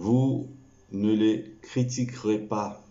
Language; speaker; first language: French; non-native, local second language; Morisyen